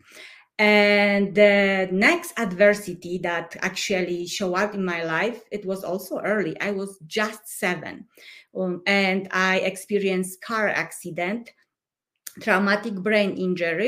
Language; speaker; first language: English; non-native, fluent; Polish